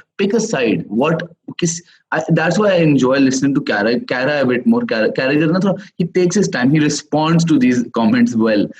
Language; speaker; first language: English; non-native, local second language; Urdu